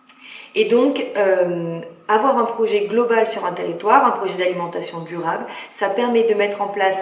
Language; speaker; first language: French; native; French